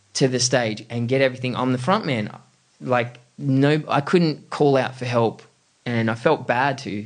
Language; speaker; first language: English; native; English